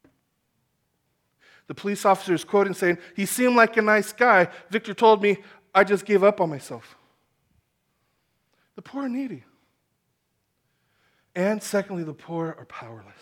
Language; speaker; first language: English; native; English